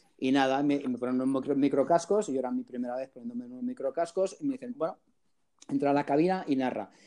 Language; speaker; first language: Spanish; early bilingual, heritage; Spanish